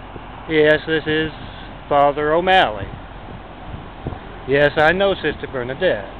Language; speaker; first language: English; native; English